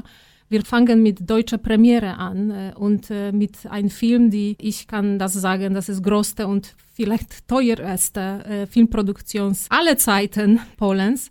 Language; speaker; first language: German; non-native, fluent; Polish